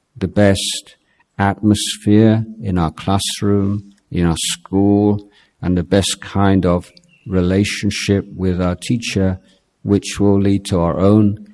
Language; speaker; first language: English; native; English